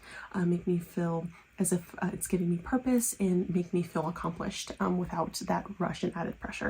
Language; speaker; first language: English; native; English